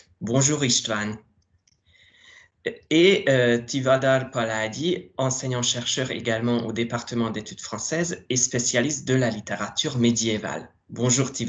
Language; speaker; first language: French; non-native, fluent; Hungarian